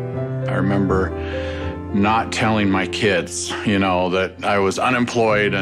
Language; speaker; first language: English; native; English